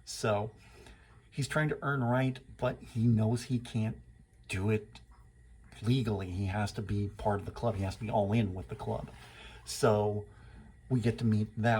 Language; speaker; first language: English; native; English